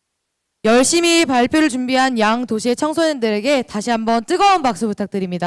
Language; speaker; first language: Korean; native; Korean